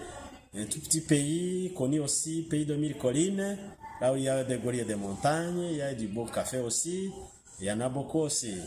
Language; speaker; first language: French; non-native, local second language; Kinyarwanda